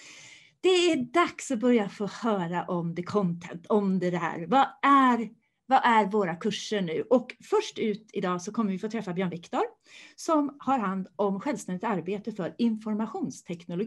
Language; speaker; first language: Swedish; native; Swedish